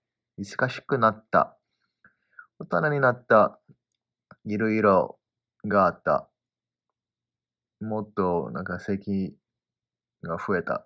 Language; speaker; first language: Japanese; non-native, learner; English